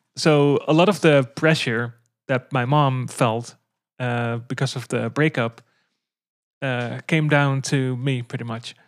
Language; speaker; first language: English; non-native, fluent; Dutch